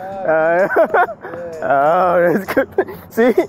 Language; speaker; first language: English; non-native, learner; Indonesian